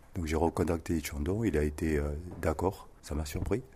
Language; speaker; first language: French; native; French